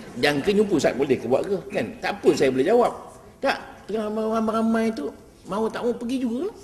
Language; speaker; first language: Malay; native; Malay